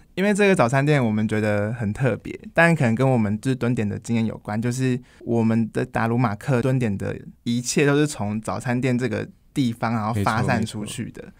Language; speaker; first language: Chinese; native; Chinese